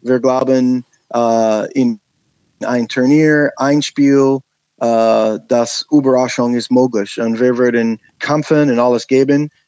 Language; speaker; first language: German; non-native, learner; English